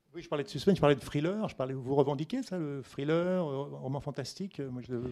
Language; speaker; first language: French; native; French